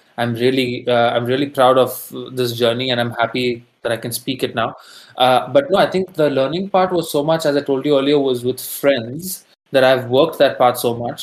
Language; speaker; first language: English; non-native, local second language; Tamil